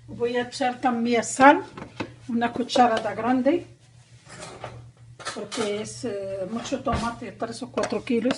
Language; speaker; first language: Spanish; non-native, learner; Arabic